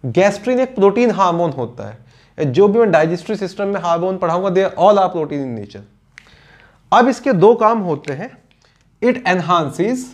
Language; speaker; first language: Hindi; native; Hindi